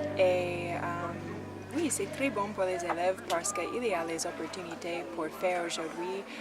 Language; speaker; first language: French; non-native, learner; English